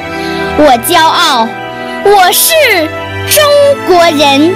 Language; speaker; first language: Chinese; native; Chinese